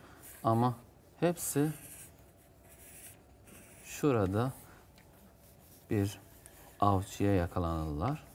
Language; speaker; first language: Turkish; non-native, fluent; Azerbaijani